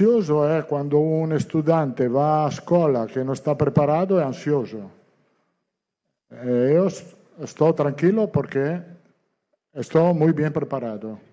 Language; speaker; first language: Portuguese; non-native, fluent; Italian